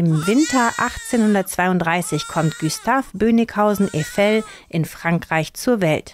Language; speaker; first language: German; native; German